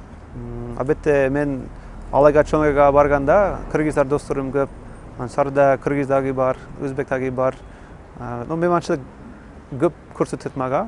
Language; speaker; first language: Kyrgyz; non-native, learner; English